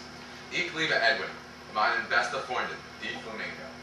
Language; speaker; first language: German; non-native, learner; English